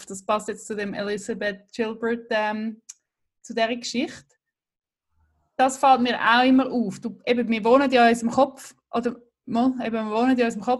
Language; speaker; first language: German; native; German